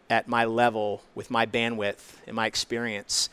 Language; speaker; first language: English; native; English